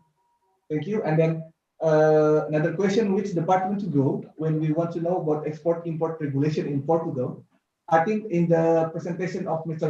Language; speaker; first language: English; non-native, fluent; Indonesian